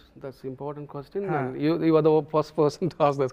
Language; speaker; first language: Telugu; non-native, learner; Tamil